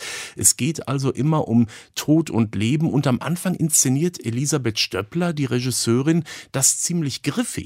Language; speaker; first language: German; native; German